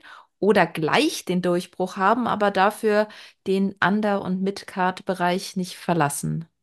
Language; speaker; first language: German; native; German